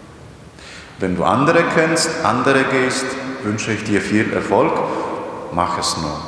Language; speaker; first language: German; non-native, fluent; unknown